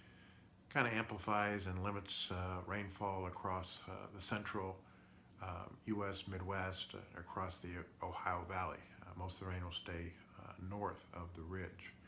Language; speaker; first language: English; native; English